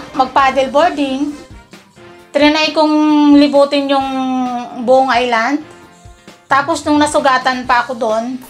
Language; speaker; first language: Filipino; native; Filipino